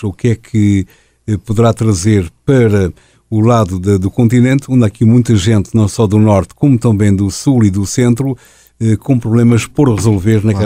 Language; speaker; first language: Portuguese; native; Portuguese